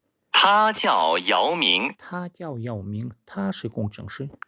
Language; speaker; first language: Chinese; non-native, fluent; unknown